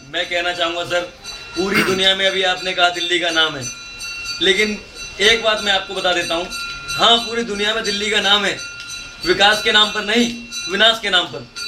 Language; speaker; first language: Hindi; native; Hindi